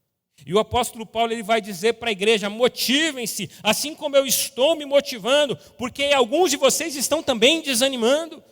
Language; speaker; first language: Portuguese; native; Portuguese